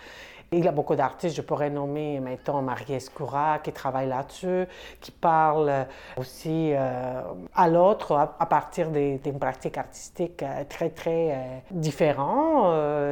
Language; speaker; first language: French; non-native, fluent; Spanish